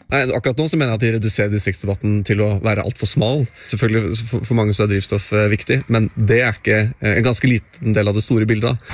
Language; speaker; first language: Norwegian; native; Norwegian